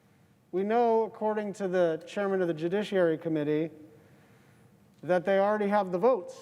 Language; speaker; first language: English; native; English